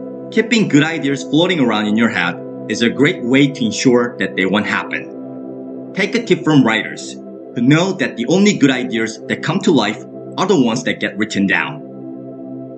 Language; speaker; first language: English; non-native, fluent; Korean